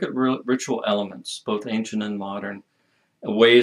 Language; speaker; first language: English; native; English